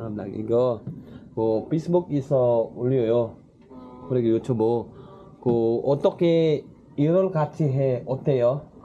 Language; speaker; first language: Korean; non-native, learner; Cebuano